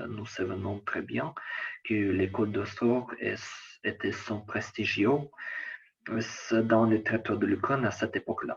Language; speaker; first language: French; non-native, learner; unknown